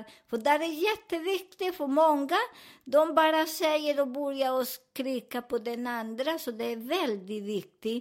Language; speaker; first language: Swedish; non-native, learner; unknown